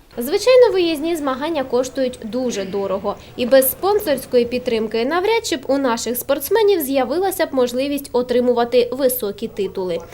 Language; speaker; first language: Ukrainian; native; Ukrainian